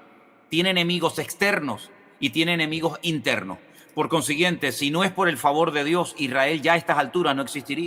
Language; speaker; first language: Spanish; native; Spanish